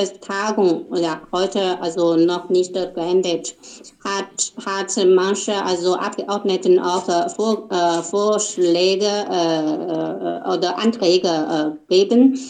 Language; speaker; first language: German; non-native, learner; Chinese